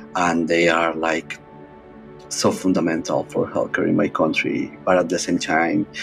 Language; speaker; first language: English; non-native, fluent; Spanish